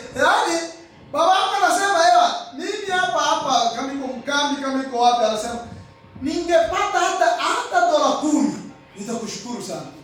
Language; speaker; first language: Swahili; non-native, local second language; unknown